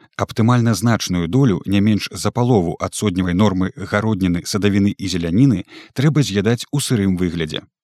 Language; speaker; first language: Belarusian; native; Belarusian